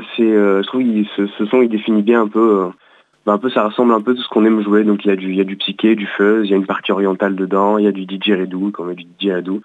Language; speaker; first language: French; native; French